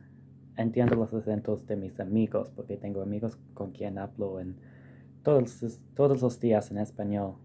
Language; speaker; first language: Spanish; non-native, fluent; English